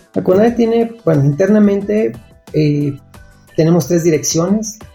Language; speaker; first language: Spanish; native; Spanish